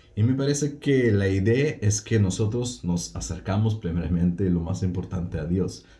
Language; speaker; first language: Spanish; non-native, fluent; Russian